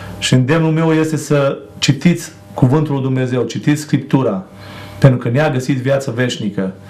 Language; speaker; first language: Romanian; native; Romanian